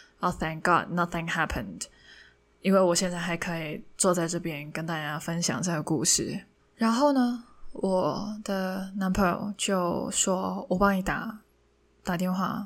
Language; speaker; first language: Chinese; non-native, local second language; Cantonese